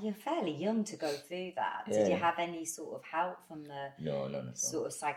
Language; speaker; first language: English; native; English